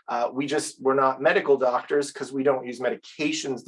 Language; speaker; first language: English; native; English